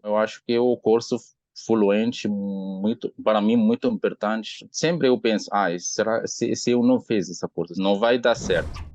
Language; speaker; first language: Portuguese; non-native, learner; Arabic